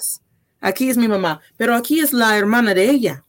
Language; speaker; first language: Spanish; non-native, fluent; English